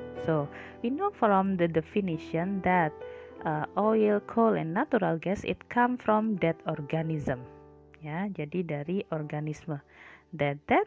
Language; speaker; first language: English; non-native, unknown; Indonesian